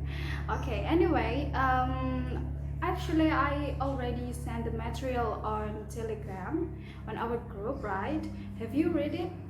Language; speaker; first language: English; non-native, fluent; Indonesian